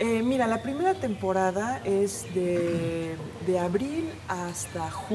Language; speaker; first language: Spanish; native; Spanish